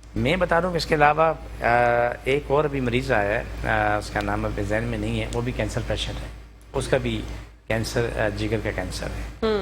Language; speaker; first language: Urdu; non-native, local second language; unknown